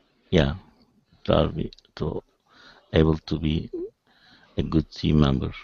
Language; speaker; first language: English; non-native, learner; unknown